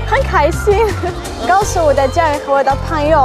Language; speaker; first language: Chinese; non-native, learner; Arabic